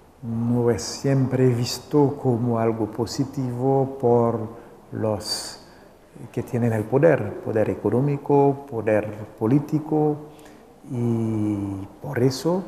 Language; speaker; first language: Spanish; non-native, local second language; Haitian Creole